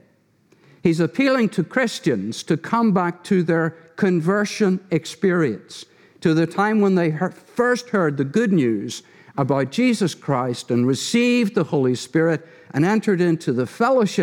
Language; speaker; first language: English; native; English